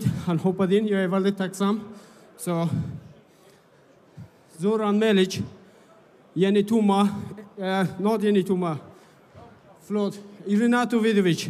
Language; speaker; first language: Swedish; non-native, fluent; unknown